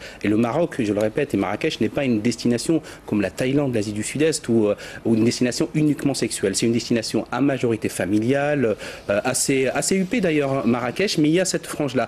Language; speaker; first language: French; native; French